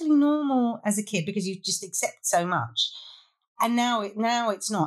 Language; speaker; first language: English; native; English